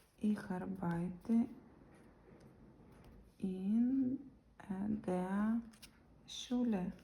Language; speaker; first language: German; non-native, learner; Ukrainian